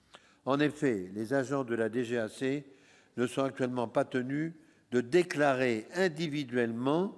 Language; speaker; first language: French; native; French